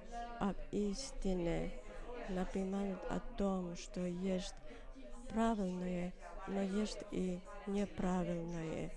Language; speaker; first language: Russian; non-native, learner; Finnish